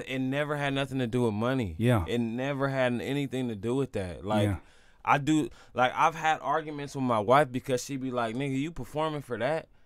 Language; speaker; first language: English; native; English